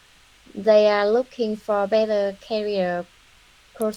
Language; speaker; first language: English; non-native, learner; Vietnamese